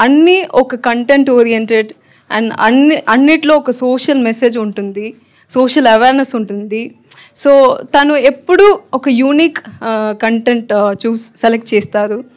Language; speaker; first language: Telugu; non-native, learner; Tamil